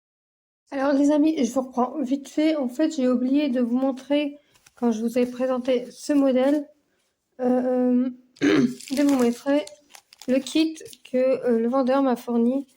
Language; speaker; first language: French; native; French